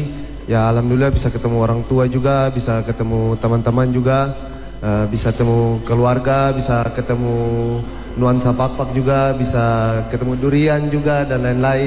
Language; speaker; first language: Indonesian; native; Indonesian